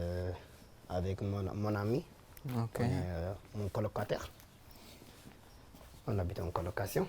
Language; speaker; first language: French; non-native, fluent; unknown